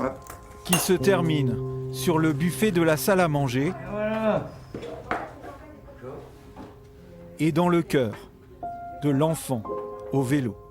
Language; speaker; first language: French; native; French